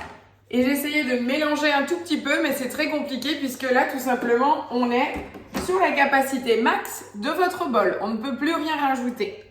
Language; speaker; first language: French; native; French